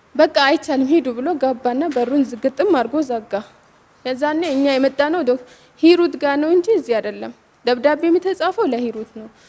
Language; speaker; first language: Amharic; non-native, local second language; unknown